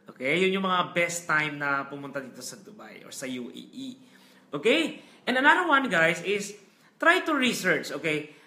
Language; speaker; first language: Filipino; non-native, local second language; Hiligaynon